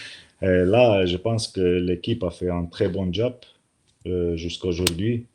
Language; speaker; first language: French; non-native, learner; Slovenian